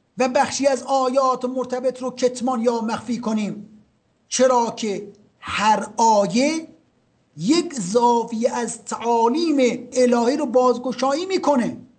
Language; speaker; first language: Persian; native; Persian